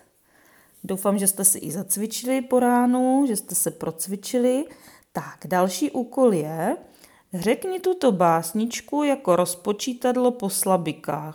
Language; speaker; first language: Czech; native; Czech